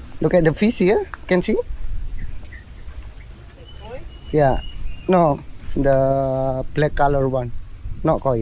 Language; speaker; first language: English; non-native, learner; Indonesian